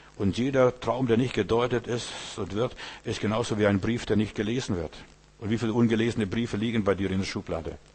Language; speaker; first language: German; early bilingual, heritage; German